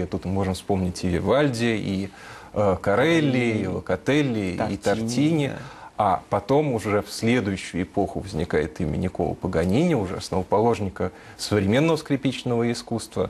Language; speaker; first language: Russian; native; Russian